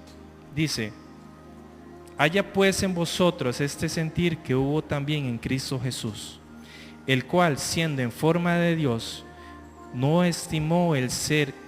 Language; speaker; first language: Spanish; native; Spanish